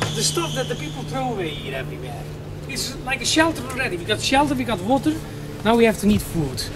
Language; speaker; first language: English; non-native, fluent; Dutch